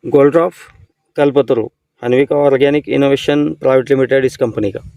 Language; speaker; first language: Hindi; non-native, local second language; Marathi